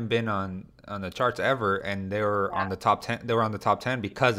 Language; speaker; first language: English; early bilingual, other home language; Spanish